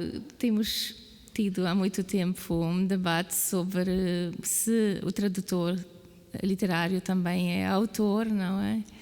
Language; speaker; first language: Portuguese; non-native, fluent; Slovenian